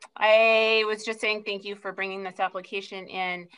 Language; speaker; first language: English; native; English